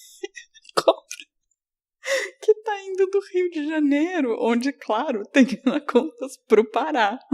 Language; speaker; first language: Portuguese; native; Portuguese